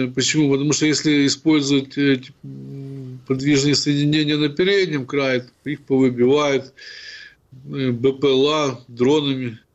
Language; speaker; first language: Russian; non-native, local second language; Ukrainian